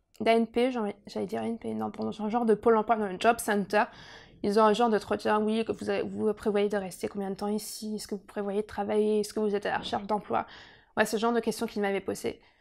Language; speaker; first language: French; native; French